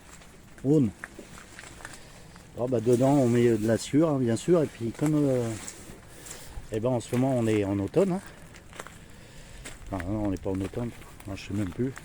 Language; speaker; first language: French; native; French